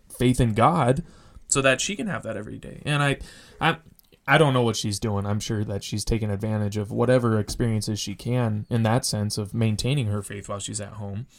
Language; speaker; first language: English; native; English